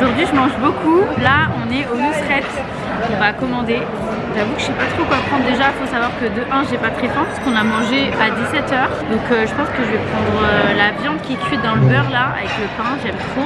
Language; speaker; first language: French; native; French